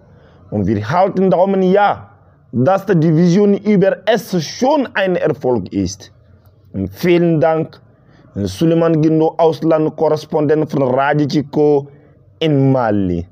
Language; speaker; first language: German; non-native, learner; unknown